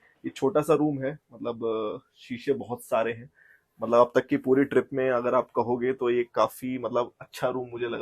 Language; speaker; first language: Hindi; native; Hindi